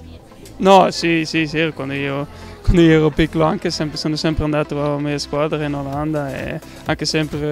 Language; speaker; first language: Italian; non-native, fluent; Dutch